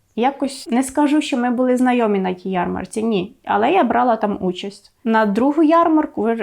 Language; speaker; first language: Ukrainian; native; Ukrainian